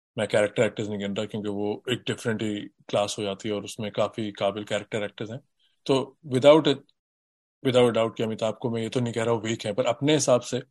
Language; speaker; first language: Hindi; native; Hindi